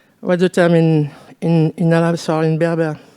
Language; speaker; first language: English; non-native, learner; French